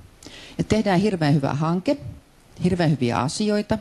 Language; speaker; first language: Finnish; native; Finnish